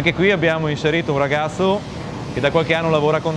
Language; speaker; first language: Italian; native; Italian